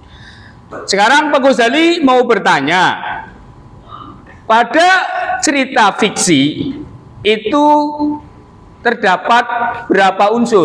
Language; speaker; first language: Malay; non-native, local second language; Javanese